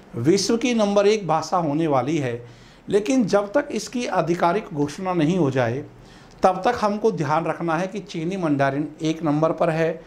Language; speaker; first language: Hindi; native; Hindi